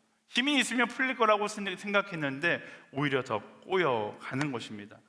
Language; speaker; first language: Korean; native; Korean